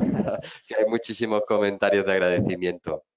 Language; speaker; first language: Spanish; native; Spanish